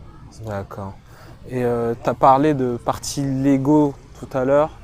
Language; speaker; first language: French; native; French